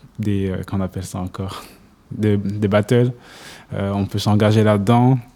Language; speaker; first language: French; non-native, local second language; Kinyarwanda